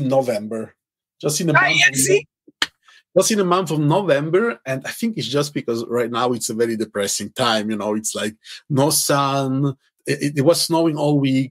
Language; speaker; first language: English; non-native, fluent; Italian